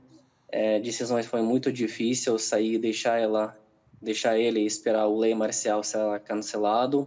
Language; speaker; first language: Portuguese; non-native, fluent; Ukrainian